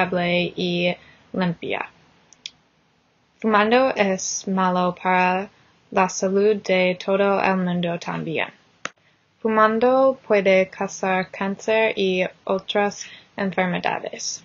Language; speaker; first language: Spanish; non-native, learner; English